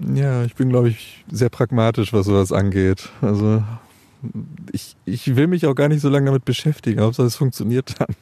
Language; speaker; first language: German; native; German